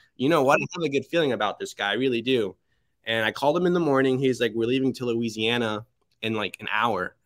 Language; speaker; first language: English; early bilingual, other home language; Spanish